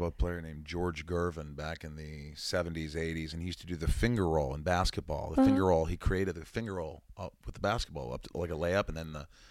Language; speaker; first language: English; native; English